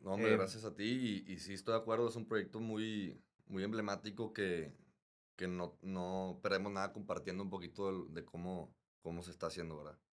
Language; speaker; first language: Spanish; native; Spanish